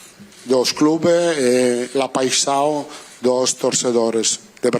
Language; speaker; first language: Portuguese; non-native, learner; Italian